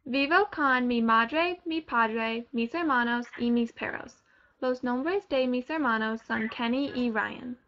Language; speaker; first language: Spanish; non-native, learner; English